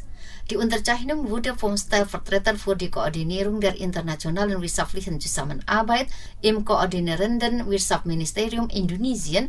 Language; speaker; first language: German; non-native, fluent; Indonesian